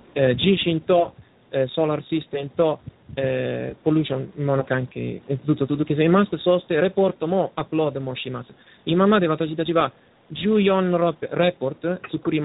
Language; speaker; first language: Japanese; non-native, learner; Italian